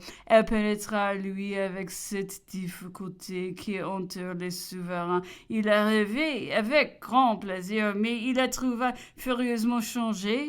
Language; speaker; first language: French; non-native, learner; English